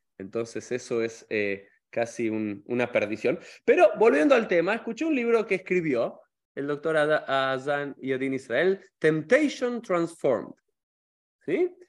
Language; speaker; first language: Spanish; native; Spanish